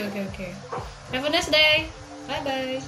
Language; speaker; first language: English; non-native, learner; Indonesian